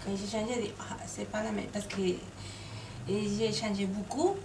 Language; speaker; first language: French; non-native, learner; Spanish